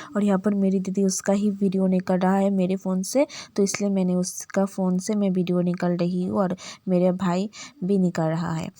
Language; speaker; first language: Hindi; non-native, local second language; Bangla